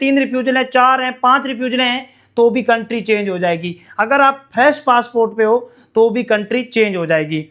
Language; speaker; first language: Hindi; native; Hindi